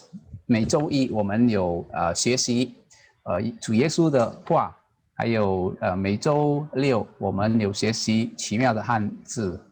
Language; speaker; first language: Chinese; non-native, learner; Indonesian